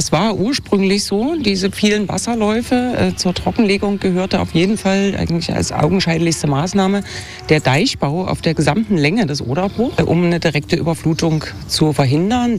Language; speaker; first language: German; native; German